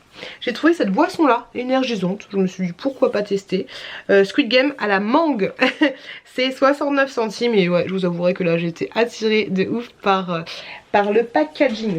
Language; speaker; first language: French; native; French